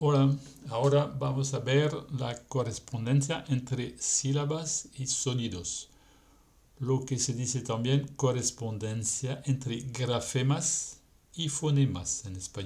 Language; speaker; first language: Spanish; non-native, fluent; French